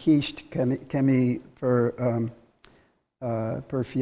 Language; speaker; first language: Albanian; non-native, learner; English